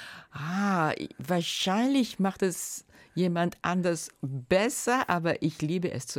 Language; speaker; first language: German; non-native, fluent; Japanese